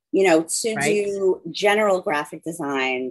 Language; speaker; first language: English; native; English